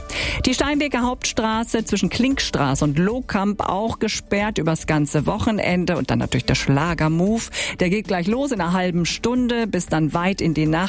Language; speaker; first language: German; native; German